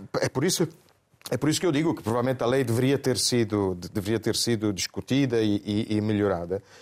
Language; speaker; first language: Portuguese; non-native, fluent; Italian